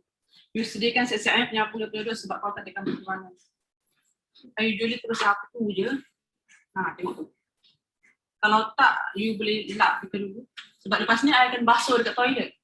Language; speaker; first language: Malay; native; Malay